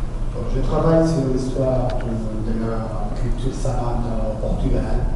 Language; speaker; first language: French; non-native, fluent; Portuguese